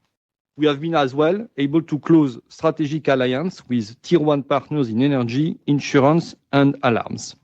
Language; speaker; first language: English; non-native, fluent; French